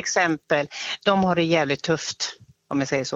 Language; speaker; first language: Swedish; native; Swedish